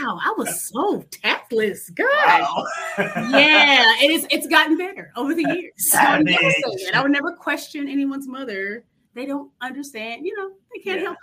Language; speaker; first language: English; native; English